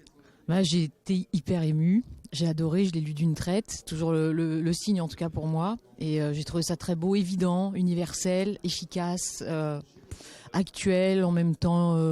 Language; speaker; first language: French; native; French